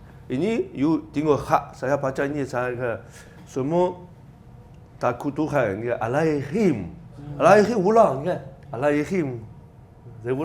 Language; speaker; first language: Indonesian; non-native, learner; Chinese